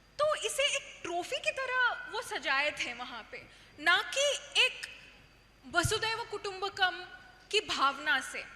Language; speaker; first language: Hindi; non-native, local second language; Kannada